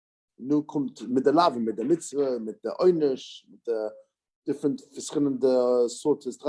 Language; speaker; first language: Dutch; non-native, learner; English